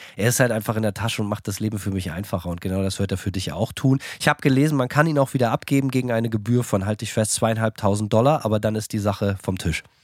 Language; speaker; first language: German; native; German